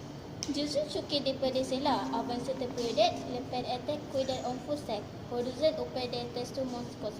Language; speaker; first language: French; non-native, learner; Malay